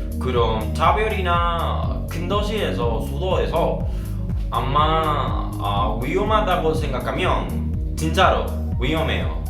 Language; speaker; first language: Korean; non-native, learner; Spanish